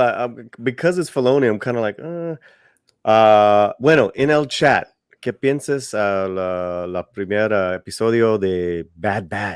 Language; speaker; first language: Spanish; early bilingual, heritage; English